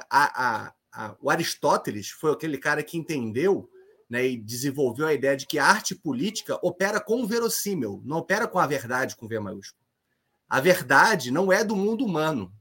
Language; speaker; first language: Portuguese; native; Portuguese